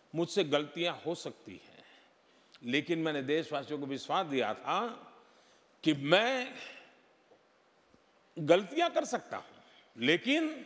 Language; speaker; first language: Hindi; non-native, local second language; Gujarati